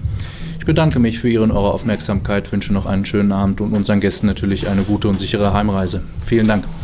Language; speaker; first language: German; native; German